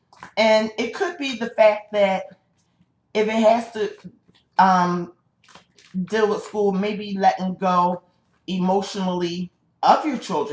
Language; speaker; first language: English; native; English